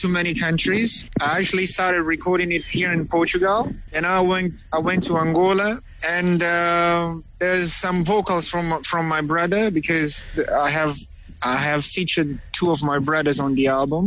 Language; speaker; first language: English; non-native, fluent; Kongo